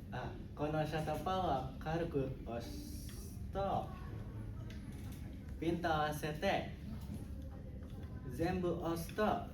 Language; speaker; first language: Japanese; non-native, learner; Indonesian